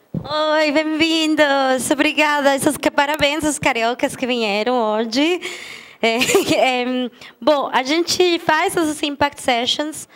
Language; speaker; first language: Portuguese; non-native, fluent; German